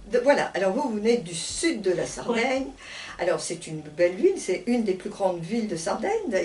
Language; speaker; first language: French; native; French